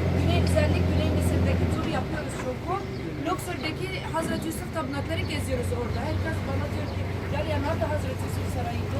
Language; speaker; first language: Turkish; non-native, learner; Arabic